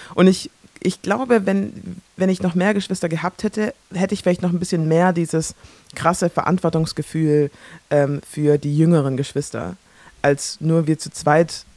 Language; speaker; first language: German; early bilingual, other home language; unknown